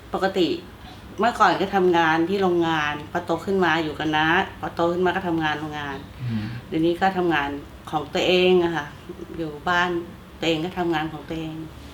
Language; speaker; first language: Thai; native; Thai